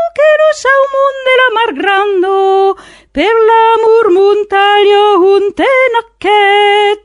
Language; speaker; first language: French; native; French